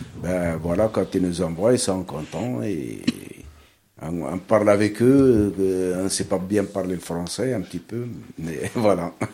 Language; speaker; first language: French; non-native, local second language; Arabic